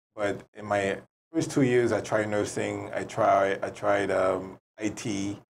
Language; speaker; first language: English; native; English